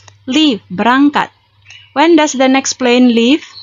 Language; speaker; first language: English; non-native, fluent; Indonesian